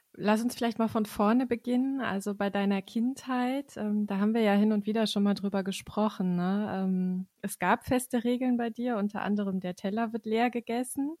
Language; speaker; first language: German; native; German